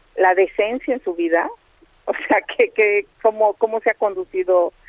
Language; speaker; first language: Spanish; native; Spanish